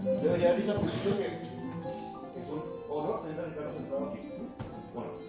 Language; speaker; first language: Spanish; native; Spanish